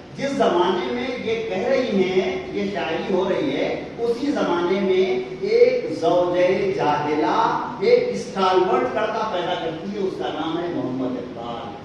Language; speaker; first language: Urdu; native; Urdu